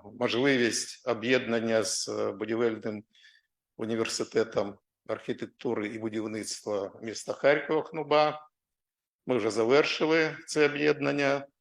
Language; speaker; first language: Ukrainian; non-native, local second language; Russian